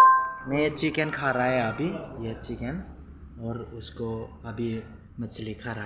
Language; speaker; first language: Hindi; non-native, local second language; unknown